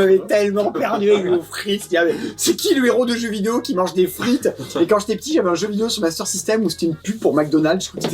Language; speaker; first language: French; native; French